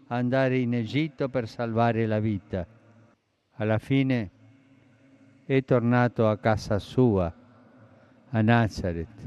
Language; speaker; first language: Italian; non-native, fluent; Spanish